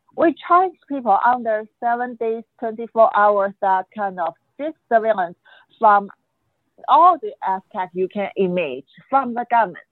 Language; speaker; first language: English; non-native, fluent; Chinese